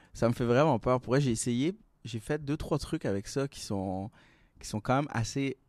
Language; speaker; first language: French; native; French